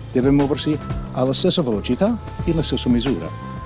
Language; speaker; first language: Italian; non-native, fluent; English